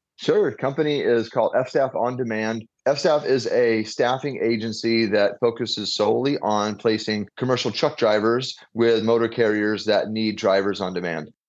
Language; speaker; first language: English; native; English